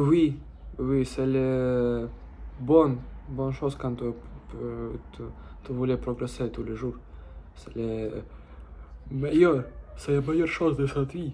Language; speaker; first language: French; non-native, learner; Russian